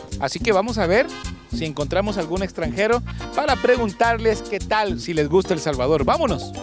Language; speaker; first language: Spanish; native; Spanish